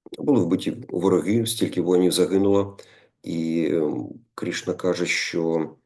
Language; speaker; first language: Ukrainian; non-native, local second language; Russian